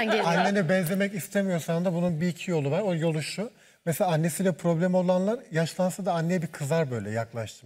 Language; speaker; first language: Turkish; native; Turkish